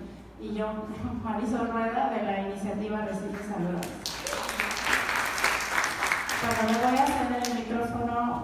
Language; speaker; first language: Spanish; native; Spanish